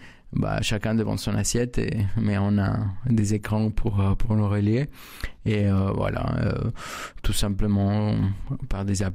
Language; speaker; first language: French; non-native, fluent; Spanish